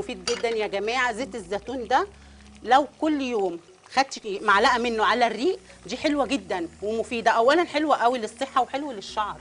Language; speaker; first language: Arabic; native; Arabic